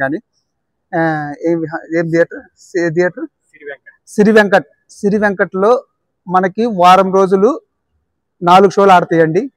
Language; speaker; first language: Telugu; native; Telugu